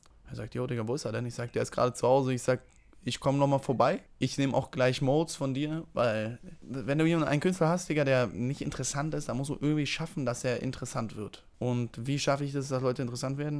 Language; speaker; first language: German; native; German